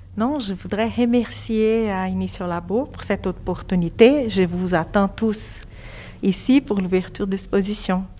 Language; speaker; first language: French; non-native, fluent; Portuguese